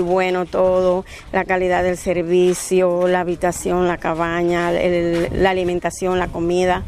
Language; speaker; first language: Spanish; native; Spanish